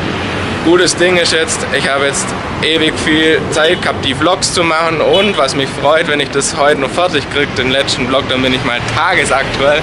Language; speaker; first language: German; native; German